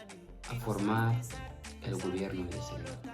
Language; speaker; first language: Spanish; non-native, fluent; Fula